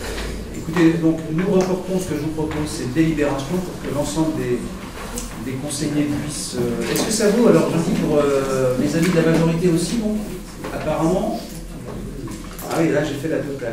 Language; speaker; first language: French; native; French